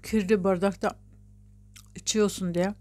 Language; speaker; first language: Turkish; non-native, learner; Russian